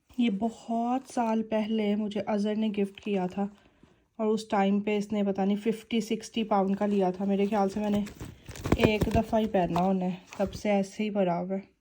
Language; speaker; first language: Urdu; native; Urdu